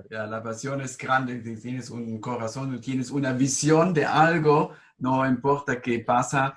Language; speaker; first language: Spanish; non-native, fluent; German